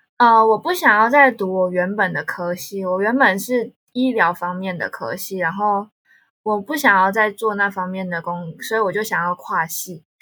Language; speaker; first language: Chinese; native; Chinese